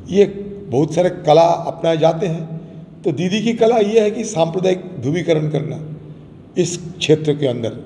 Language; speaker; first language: Hindi; non-native, local second language; Bangla